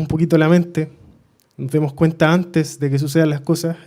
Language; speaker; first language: Spanish; native; Spanish